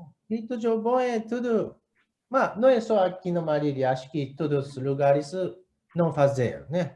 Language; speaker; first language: Portuguese; non-native, learner; Japanese